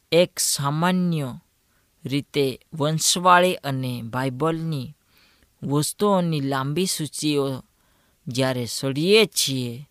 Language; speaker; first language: Gujarati; non-native, local second language; Gamit